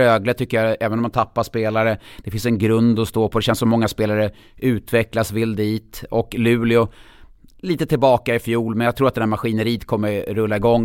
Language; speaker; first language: Swedish; native; Swedish